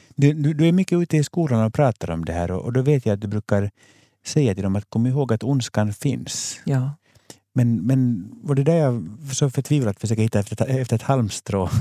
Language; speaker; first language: Swedish; native; Swedish